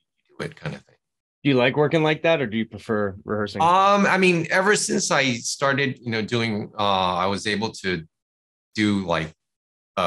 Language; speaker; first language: English; native; English